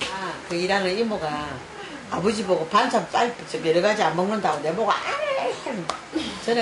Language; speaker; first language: Korean; native; Korean